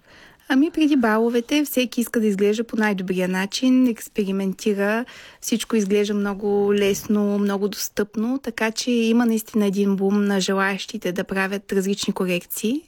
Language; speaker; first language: Bulgarian; native; Bulgarian